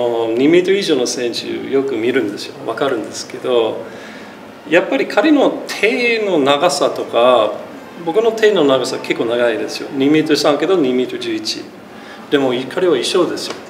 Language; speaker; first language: Japanese; non-native, fluent; English